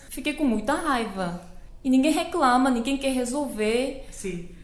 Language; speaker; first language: Portuguese; non-native, fluent; Korean